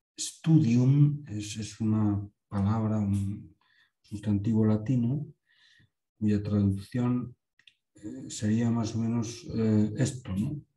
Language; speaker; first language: Spanish; native; Spanish